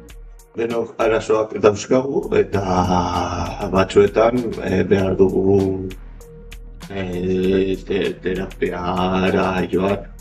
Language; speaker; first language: Basque; non-native, learner; Spanish